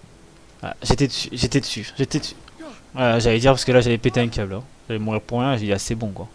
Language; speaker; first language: French; native; French